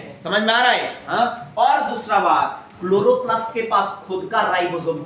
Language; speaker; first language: Hindi; non-native, local second language; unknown